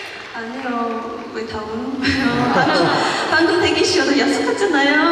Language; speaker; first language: Korean; non-native, fluent; Chinese